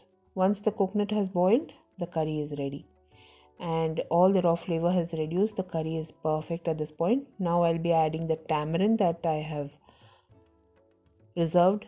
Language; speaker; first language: English; non-native, local second language; Tamil